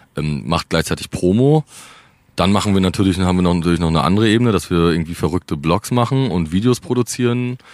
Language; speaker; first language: German; native; German